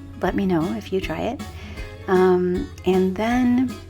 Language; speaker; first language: English; native; English